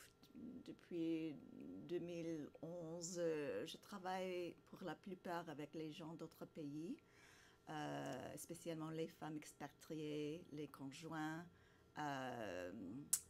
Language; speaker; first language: French; non-native, fluent; English